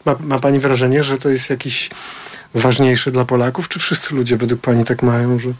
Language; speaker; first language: Polish; native; Polish